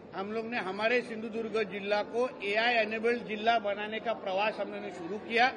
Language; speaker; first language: Hindi; non-native, local second language; Marathi